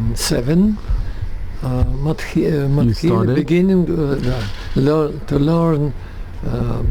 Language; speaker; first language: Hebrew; non-native, learner; Russian